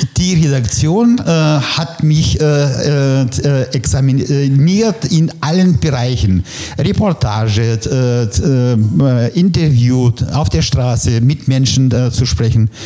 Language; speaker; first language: German; non-native, fluent; Russian